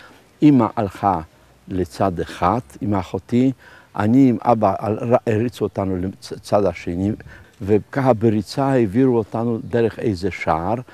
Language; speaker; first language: Hebrew; non-native, fluent; Polish